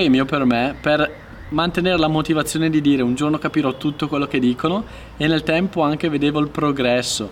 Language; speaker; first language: Italian; native; Italian